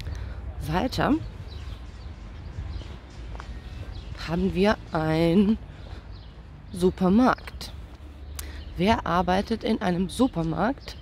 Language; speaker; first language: German; non-native, fluent; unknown